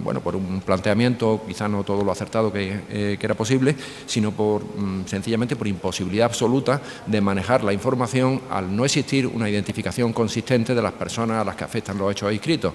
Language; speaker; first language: Spanish; native; Spanish